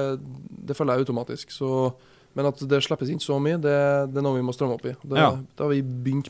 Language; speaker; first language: Norwegian; native; Norwegian